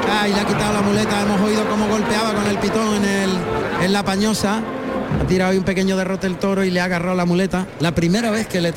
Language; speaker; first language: Spanish; native; Spanish